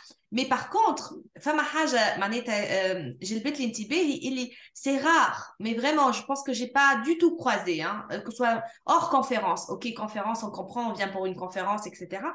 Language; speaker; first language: French; non-native, local second language; Arabic